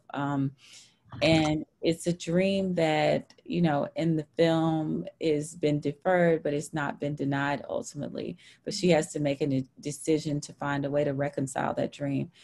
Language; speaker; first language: English; native; English